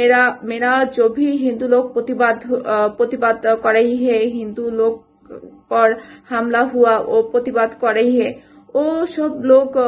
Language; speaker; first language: Hindi; non-native, learner; Bangla